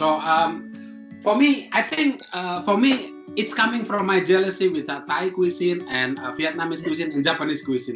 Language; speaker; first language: English; non-native, fluent; Indonesian